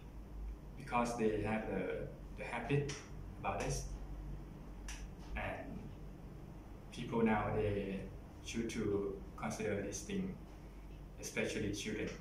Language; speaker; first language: English; non-native, learner; Thai